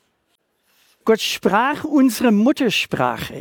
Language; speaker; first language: German; non-native, fluent; English